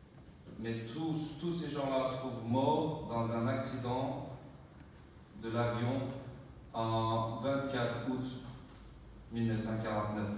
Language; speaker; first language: French; non-native, fluent; Uyghur